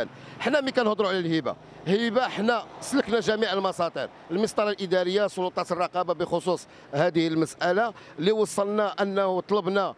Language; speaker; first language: Arabic; native; Arabic